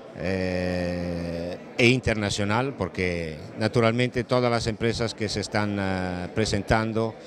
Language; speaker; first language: Spanish; non-native, fluent; Italian